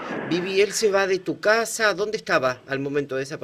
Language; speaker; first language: Spanish; native; Spanish